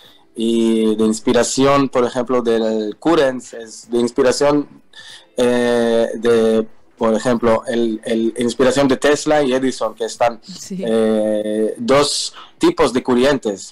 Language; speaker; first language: Spanish; non-native, learner; Hebrew